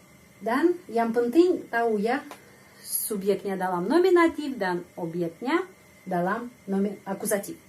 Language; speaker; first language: Indonesian; non-native, fluent; Russian